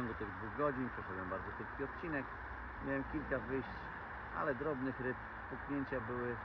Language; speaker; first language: Polish; native; Polish